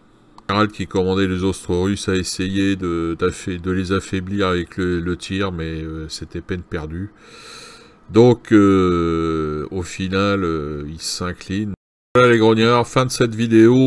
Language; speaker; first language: French; native; French